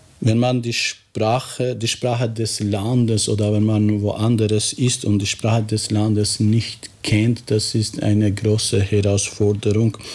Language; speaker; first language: German; non-native, fluent; Albanian